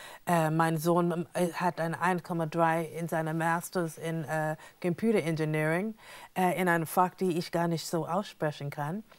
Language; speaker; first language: German; non-native, fluent; English